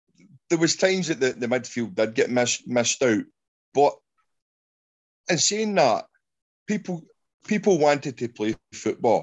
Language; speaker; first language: English; native; English